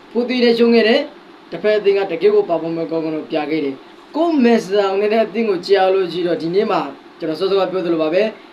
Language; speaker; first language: Burmese; native; Burmese